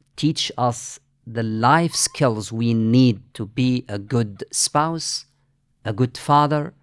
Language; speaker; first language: English; non-native, fluent; Arabic